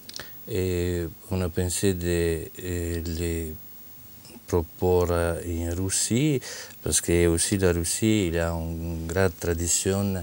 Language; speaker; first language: French; non-native, fluent; Italian